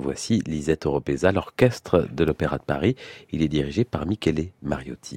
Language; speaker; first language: French; native; French